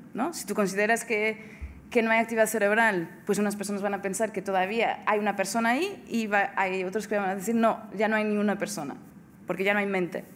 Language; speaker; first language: Spanish; non-native, fluent; Portuguese